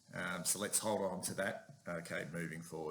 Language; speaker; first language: English; native; English